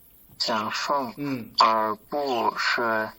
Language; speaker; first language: Chinese; non-native, learner; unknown